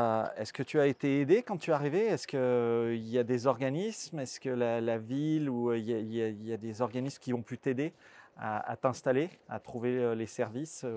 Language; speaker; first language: French; native; French